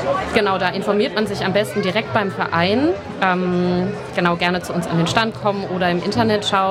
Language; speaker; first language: German; native; German